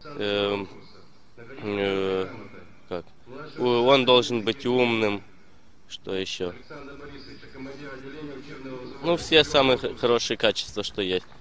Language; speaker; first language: Russian; native; Russian